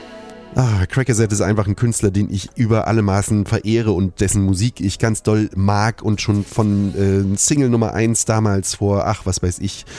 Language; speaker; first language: German; native; German